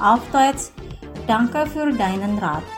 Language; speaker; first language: German; non-native, fluent; Indonesian